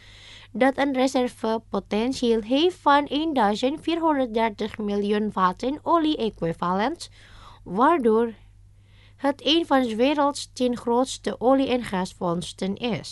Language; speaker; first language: Dutch; non-native, learner; Indonesian